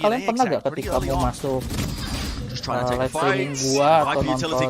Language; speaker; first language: Indonesian; native; Indonesian